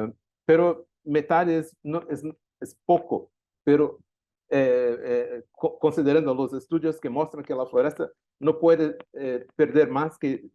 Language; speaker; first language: Spanish; non-native, learner; Portuguese